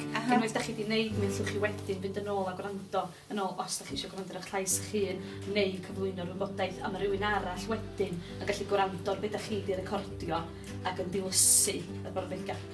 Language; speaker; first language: Welsh; native; Welsh